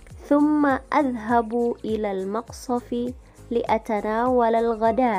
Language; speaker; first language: Arabic; non-native, learner; Indonesian